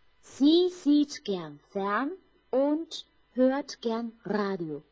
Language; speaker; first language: German; non-native, fluent; Chinese